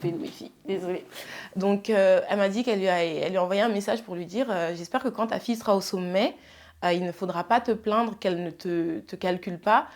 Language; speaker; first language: French; early bilingual, other home language; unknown